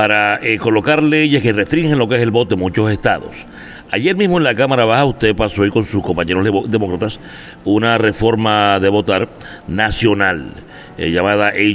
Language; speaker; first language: Spanish; native; Spanish